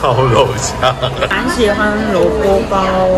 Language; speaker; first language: Chinese; non-native, learner; Japanese